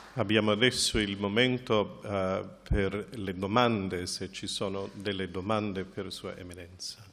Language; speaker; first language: Italian; non-native, fluent; English